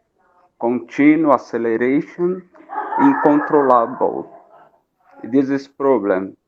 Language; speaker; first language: English; non-native, learner; Portuguese